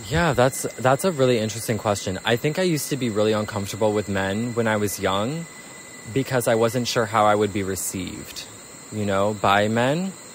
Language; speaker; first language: English; native; English